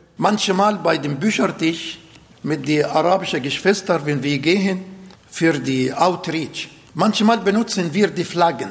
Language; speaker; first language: German; non-native, fluent; Arabic